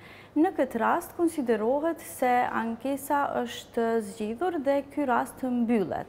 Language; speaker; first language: Albanian; native; Albanian